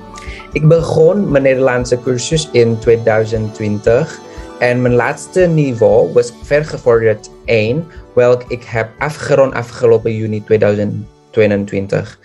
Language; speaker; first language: Dutch; non-native, fluent; Indonesian